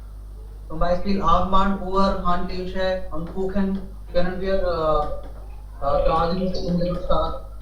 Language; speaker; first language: German; non-native, learner; Hindi